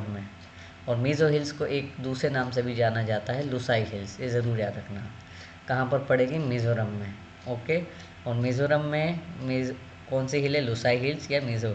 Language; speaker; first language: Hindi; native; Hindi